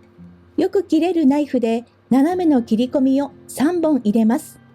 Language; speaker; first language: Japanese; native; Japanese